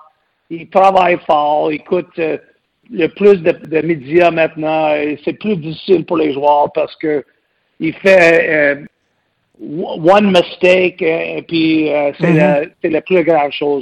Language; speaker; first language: French; non-native, local second language; English